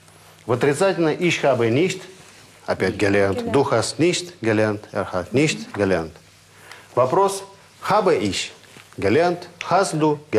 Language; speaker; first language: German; non-native, fluent; Russian